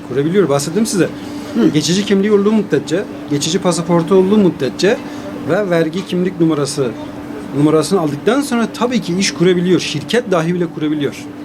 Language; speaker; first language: Turkish; non-native, fluent; Persian